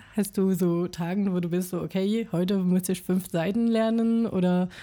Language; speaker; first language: German; non-native, fluent; French